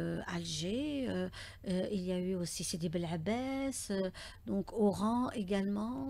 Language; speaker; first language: French; native; French